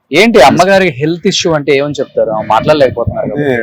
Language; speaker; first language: Telugu; native; Telugu